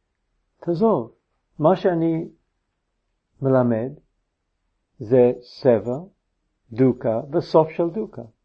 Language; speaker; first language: Hebrew; non-native, fluent; English